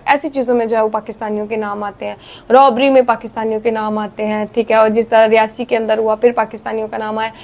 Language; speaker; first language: Urdu; native; Urdu